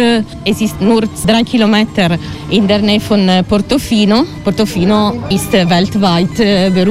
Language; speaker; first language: German; non-native, learner; Italian